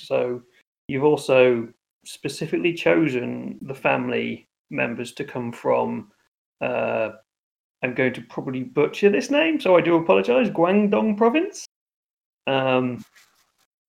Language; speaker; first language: English; native; English